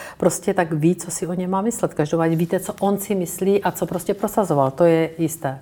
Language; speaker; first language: Czech; native; Czech